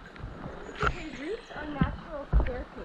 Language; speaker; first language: English; native; English